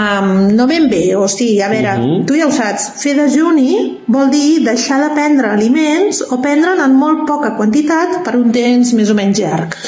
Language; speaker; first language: Catalan; native; Catalan